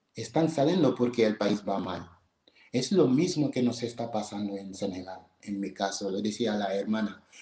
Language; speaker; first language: Spanish; non-native, fluent; Wolof